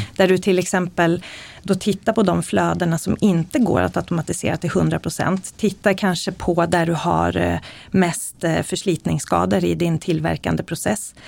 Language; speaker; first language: Swedish; native; Swedish